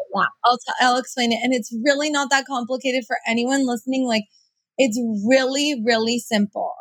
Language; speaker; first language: English; early bilingual, other home language; Persian